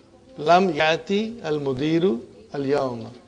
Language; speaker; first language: Arabic; non-native, fluent; English